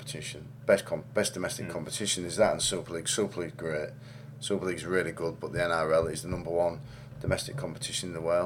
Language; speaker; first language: English; native; English